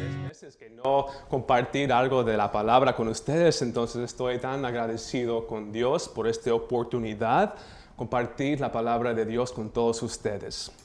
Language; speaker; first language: Spanish; early bilingual, heritage; Spanish